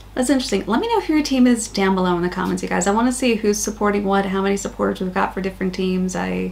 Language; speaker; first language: English; native; English